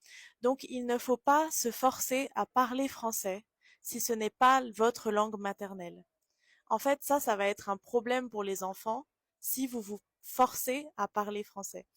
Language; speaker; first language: French; native; French